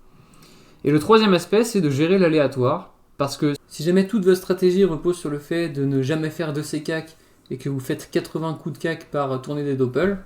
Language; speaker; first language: French; native; French